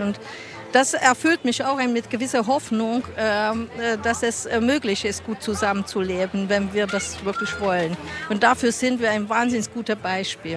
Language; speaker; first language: German; non-native, fluent; Hungarian